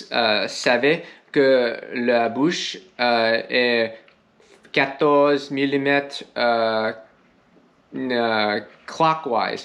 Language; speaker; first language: French; non-native, learner; English